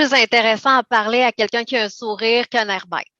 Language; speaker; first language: French; native; French